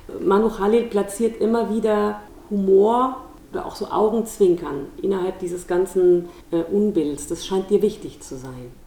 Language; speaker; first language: German; native; German